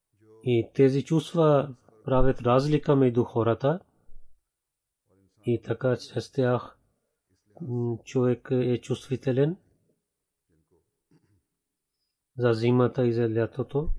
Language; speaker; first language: Bulgarian; non-native, learner; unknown